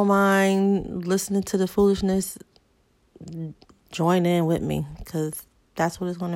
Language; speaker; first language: English; native; English